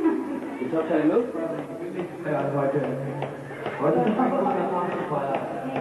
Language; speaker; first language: German; non-native, fluent; English